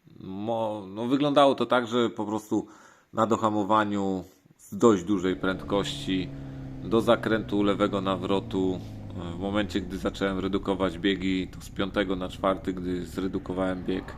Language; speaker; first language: Polish; native; Polish